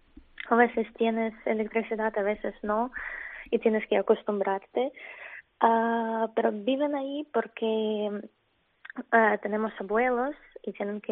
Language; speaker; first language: Spanish; non-native, fluent; Ukrainian